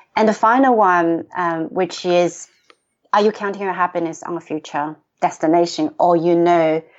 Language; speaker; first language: English; non-native, fluent; Chinese